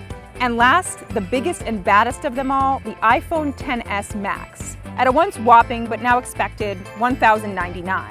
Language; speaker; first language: English; native; English